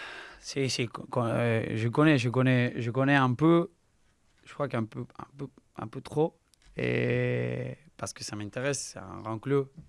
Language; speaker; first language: French; non-native, learner; Spanish